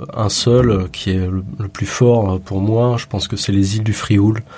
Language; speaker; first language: French; native; French